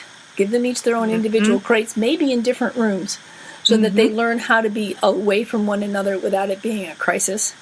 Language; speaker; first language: English; native; English